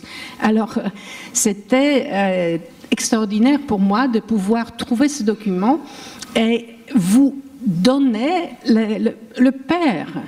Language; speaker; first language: French; non-native, fluent; Polish